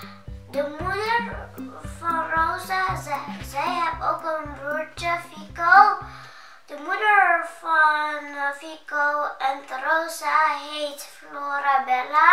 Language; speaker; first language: Dutch; early bilingual, other home language; Indonesian